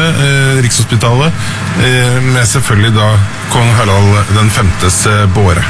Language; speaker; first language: Norwegian; native; Norwegian